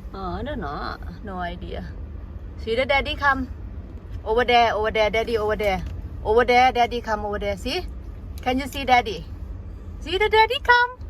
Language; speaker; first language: English; non-native, learner; Thai